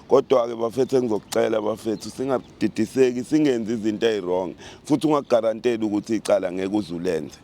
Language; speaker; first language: Zulu; native; Zulu